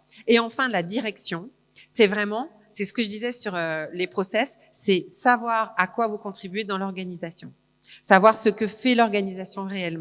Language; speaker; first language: French; native; French